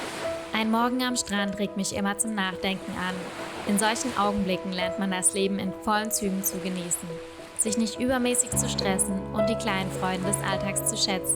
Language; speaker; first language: German; native; German